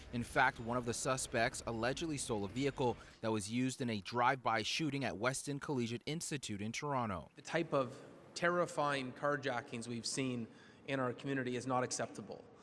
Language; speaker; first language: English; native; English